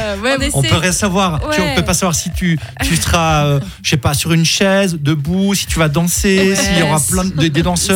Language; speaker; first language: French; native; French